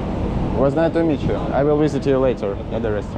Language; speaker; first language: English; non-native, learner; Russian